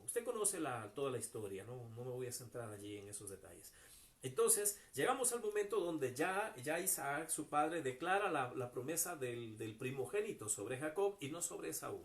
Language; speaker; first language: Spanish; native; Spanish